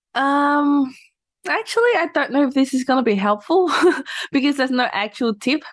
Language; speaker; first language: English; non-native, local second language; Cantonese